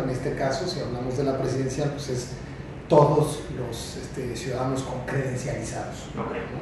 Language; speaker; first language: Spanish; native; Spanish